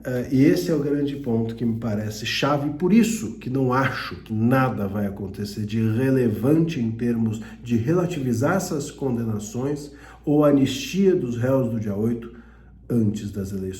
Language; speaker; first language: Portuguese; native; Portuguese